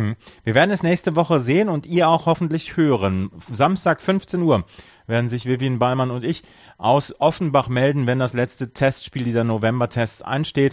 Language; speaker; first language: German; native; German